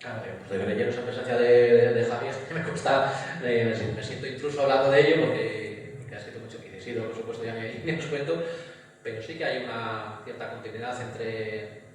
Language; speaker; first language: Spanish; native; Spanish